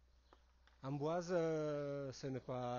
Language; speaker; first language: French; non-native, learner; Italian